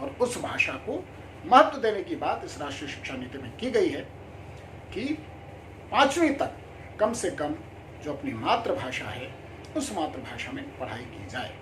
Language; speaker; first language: Hindi; native; Hindi